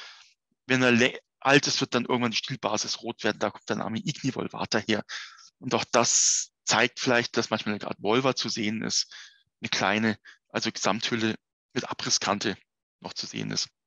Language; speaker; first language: German; native; German